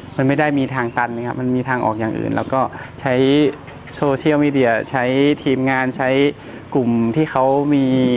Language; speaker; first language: Thai; native; Thai